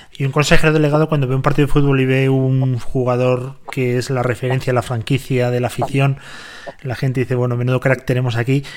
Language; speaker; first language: Spanish; native; Spanish